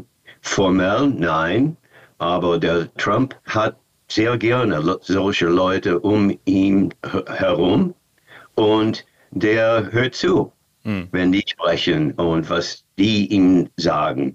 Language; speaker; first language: German; non-native, fluent; English